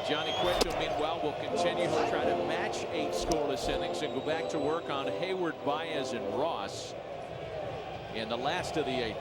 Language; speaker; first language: English; native; English